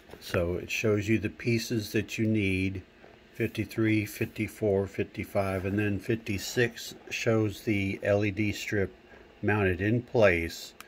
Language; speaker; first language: English; native; English